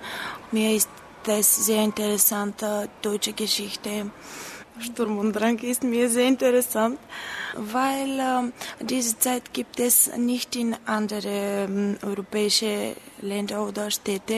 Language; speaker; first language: German; non-native, learner; Bulgarian